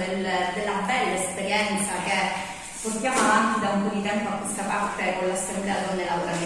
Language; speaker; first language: Italian; native; Italian